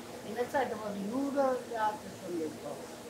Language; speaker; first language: German; non-native, learner; Italian